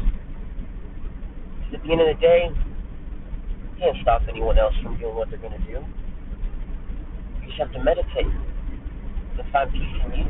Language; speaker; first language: English; native; English